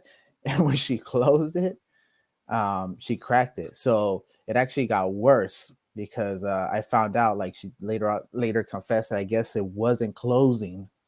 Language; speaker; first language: English; native; English